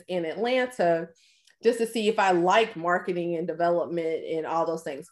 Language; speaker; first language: English; native; English